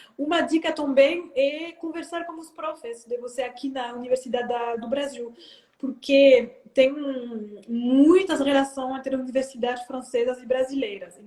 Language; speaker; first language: Portuguese; non-native, fluent; French